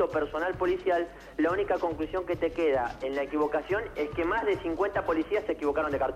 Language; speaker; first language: Spanish; native; Spanish